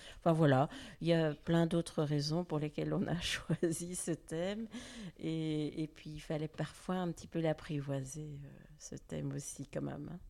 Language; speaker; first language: French; native; French